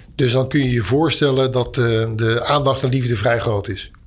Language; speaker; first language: Dutch; native; Dutch